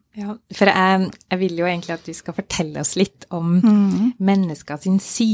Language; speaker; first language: Norwegian; native; Norwegian